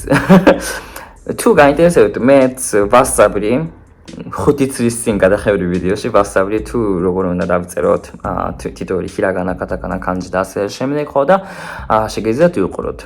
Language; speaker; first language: Georgian; non-native, fluent; Japanese